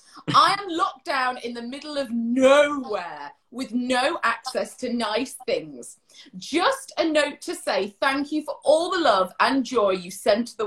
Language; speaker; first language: English; native; English